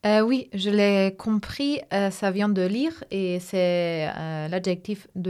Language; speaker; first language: French; non-native, fluent; German